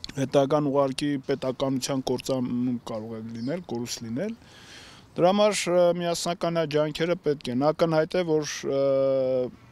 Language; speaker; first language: Armenian; native; Armenian